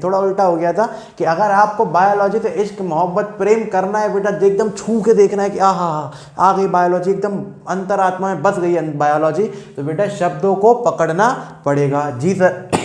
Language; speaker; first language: Hindi; native; Hindi